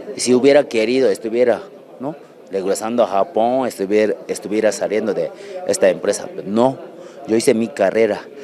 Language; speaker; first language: Spanish; non-native, learner; Japanese